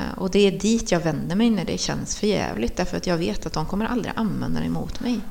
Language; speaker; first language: Swedish; early bilingual, other home language; Spanish